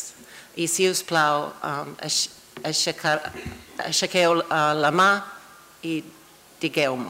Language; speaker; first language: Catalan; non-native, fluent; English